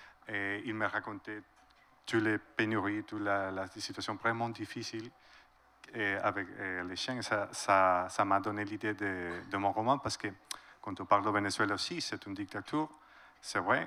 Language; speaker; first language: French; non-native, fluent; Spanish